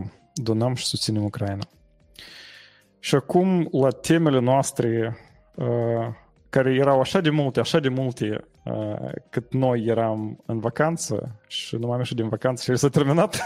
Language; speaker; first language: Romanian; native; Romanian